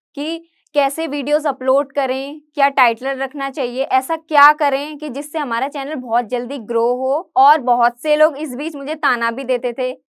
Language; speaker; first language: Hindi; native; Hindi